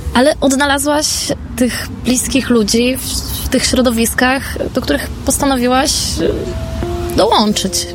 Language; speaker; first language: Polish; native; Polish